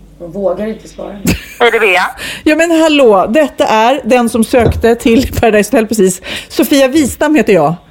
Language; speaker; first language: Swedish; native; Swedish